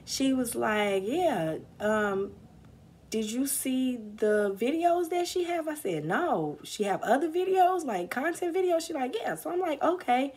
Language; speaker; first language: English; native; English